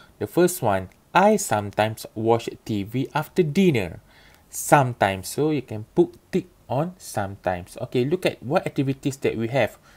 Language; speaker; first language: English; non-native, local second language; Malay